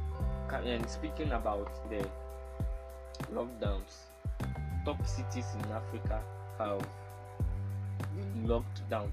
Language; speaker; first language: English; non-native, local second language; Akan